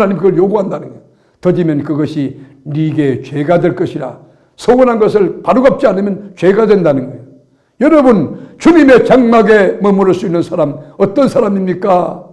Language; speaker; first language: Korean; native; Korean